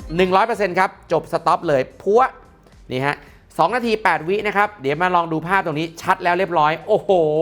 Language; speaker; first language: Thai; native; Thai